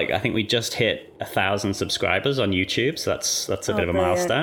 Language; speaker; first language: English; native; English